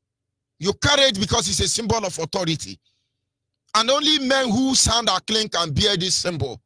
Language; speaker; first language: English; non-native, local second language; Igbo